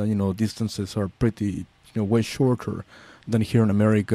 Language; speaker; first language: English; non-native, fluent; Spanish